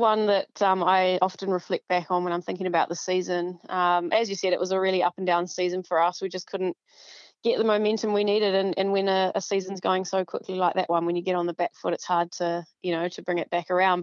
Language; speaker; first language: English; native; English